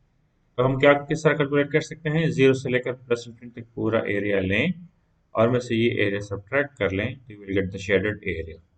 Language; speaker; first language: Hindi; non-native, local second language; Punjabi